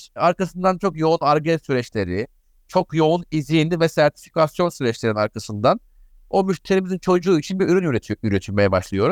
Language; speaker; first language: Turkish; native; Turkish